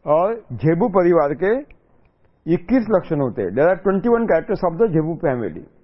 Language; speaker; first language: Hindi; non-native, local second language; Marathi